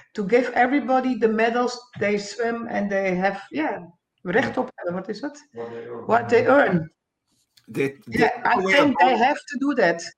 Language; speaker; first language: English; non-native, learner; Dutch